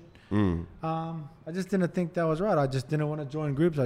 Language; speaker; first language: English; native; English